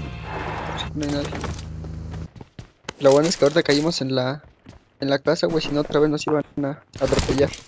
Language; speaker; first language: Spanish; native; Spanish